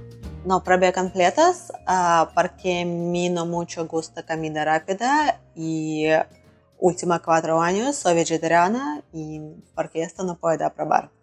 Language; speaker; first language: Spanish; non-native, learner; Russian